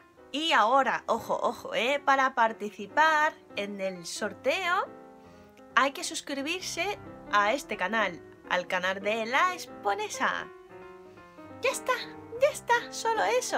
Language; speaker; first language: Spanish; non-native, fluent; Japanese